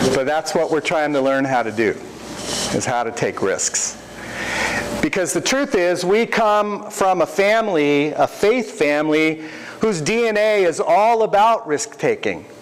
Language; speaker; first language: English; native; English